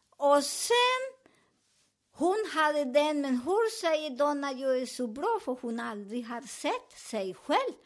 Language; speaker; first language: Swedish; non-native, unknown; Spanish